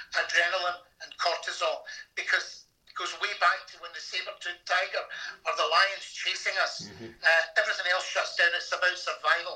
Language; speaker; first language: English; native; English